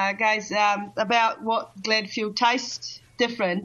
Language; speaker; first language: English; non-native, fluent; Portuguese